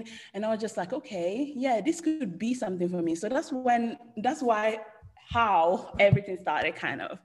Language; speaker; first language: English; non-native, fluent; Italian